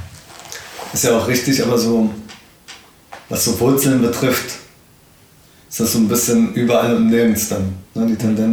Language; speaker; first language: German; early bilingual, other home language; Arabic